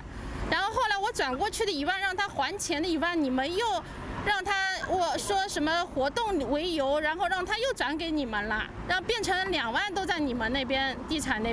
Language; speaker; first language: Chinese; native; Chinese